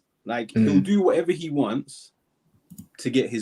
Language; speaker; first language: English; native; English